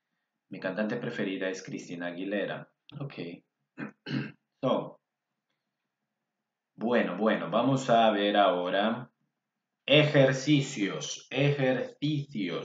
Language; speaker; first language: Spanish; non-native, fluent; English